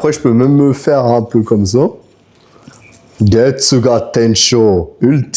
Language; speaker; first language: French; native; French